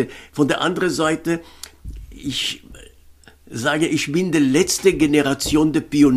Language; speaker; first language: German; non-native, fluent; Hebrew